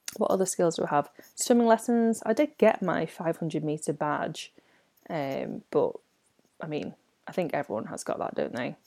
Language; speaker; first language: English; non-native, local second language; Cantonese